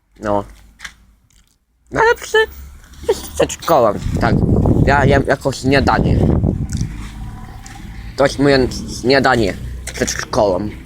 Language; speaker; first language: Polish; native; Polish